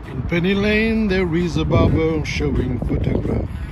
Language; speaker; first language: English; non-native, learner; French